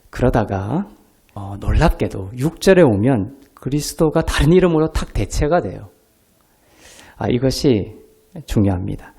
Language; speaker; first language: Korean; native; Korean